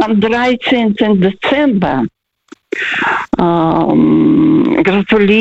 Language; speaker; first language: German; non-native, learner; Russian